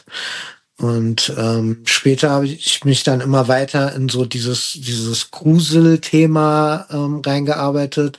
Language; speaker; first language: German; early bilingual, other home language; Persian